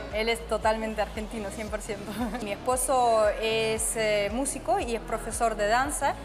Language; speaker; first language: Spanish; non-native, fluent; Russian